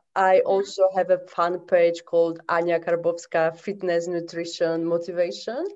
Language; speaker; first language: English; non-native, fluent; Polish